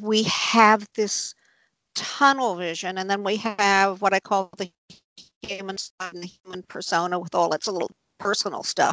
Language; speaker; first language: English; native; English